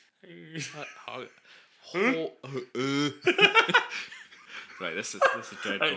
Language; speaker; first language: English; native; English